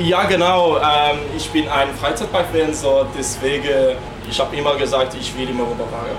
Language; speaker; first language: German; non-native, learner; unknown